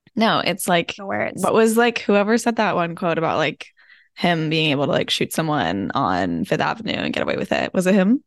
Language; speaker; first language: English; native; English